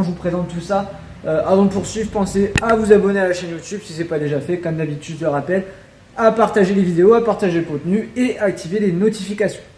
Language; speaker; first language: French; native; French